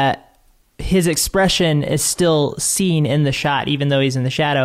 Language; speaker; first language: English; native; English